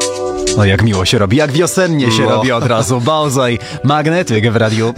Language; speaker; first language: Polish; native; Polish